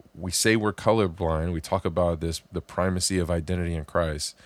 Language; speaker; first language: English; native; English